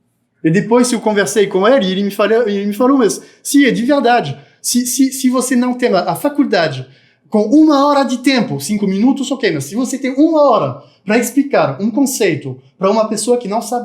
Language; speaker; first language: Portuguese; non-native, fluent; French